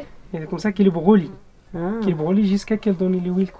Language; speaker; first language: French; non-native, learner; Arabic